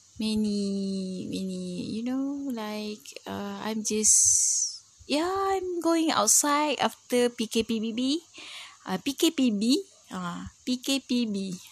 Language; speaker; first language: English; non-native, learner; Malay